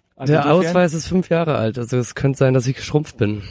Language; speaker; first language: German; native; German